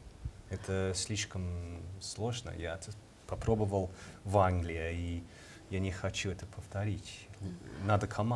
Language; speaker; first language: Russian; non-native, learner; English